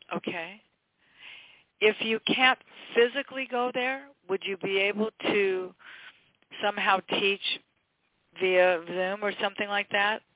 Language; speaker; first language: English; native; English